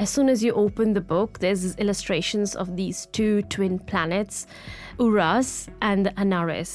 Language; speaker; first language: English; non-native, local second language; Gujarati